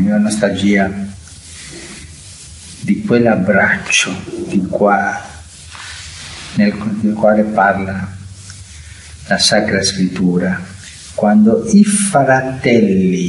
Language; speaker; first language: Italian; non-native, fluent; Spanish